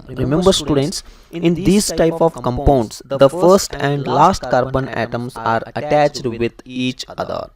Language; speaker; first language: English; non-native, local second language; Kannada